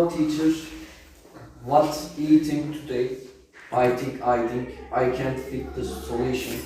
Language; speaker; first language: English; non-native, learner; Turkish